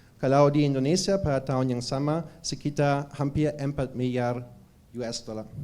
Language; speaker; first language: Indonesian; non-native, fluent; German